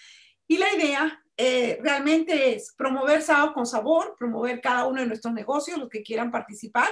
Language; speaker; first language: Spanish; native; Spanish